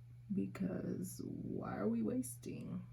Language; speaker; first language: English; native; English